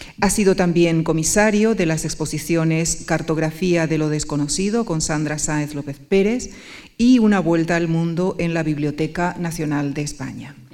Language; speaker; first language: Spanish; native; Spanish